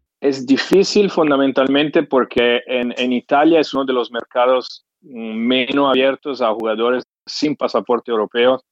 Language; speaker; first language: Spanish; non-native, fluent; English